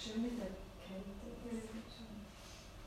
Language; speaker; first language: German; non-native, fluent; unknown